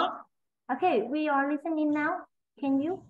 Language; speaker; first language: English; non-native, learner; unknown